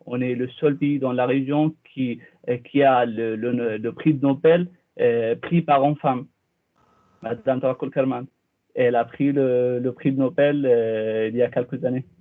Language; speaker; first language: French; non-native, fluent; Arabic